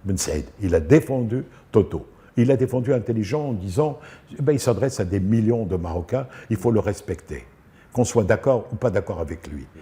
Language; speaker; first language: French; non-native, local second language; Arabic